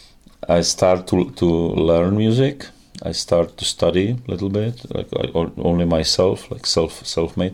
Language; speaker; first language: English; non-native, fluent; Czech